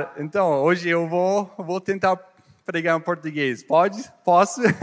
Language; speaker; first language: Portuguese; non-native, learner; English